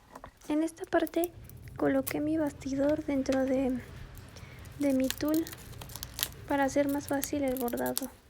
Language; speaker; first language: Spanish; native; Spanish